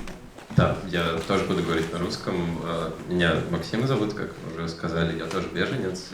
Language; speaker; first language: Russian; native; Russian